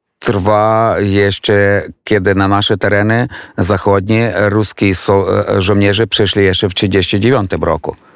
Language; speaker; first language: Polish; non-native, fluent; Ukrainian